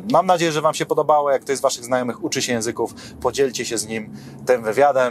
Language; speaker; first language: Polish; native; Polish